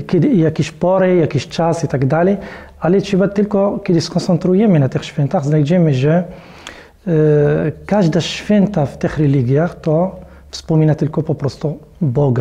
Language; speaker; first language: Polish; non-native, fluent; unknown